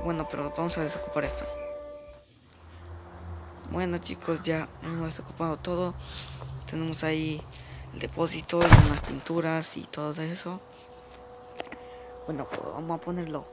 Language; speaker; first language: Spanish; native; Spanish